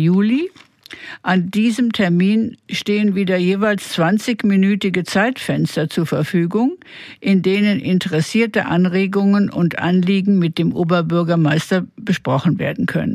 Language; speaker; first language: German; native; German